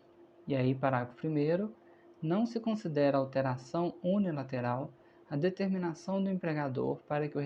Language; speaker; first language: Portuguese; native; Portuguese